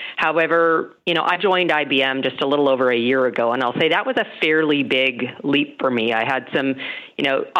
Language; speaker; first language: English; native; English